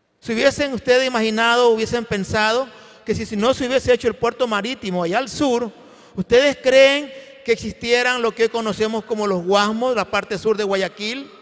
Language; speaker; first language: Spanish; native; Spanish